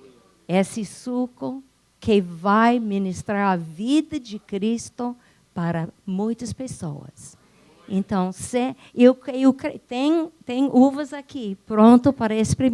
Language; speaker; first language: Portuguese; non-native, fluent; English